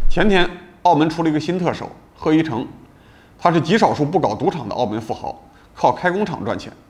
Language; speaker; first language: Chinese; native; Chinese